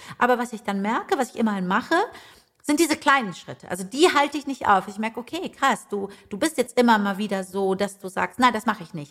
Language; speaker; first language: German; early bilingual, other home language; Persian